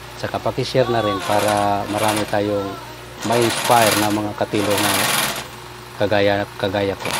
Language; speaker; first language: Filipino; non-native, local second language; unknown